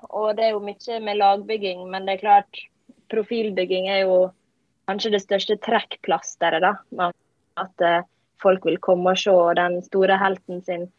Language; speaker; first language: Norwegian; native; Norwegian